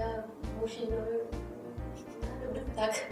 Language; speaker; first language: Russian; non-native, learner; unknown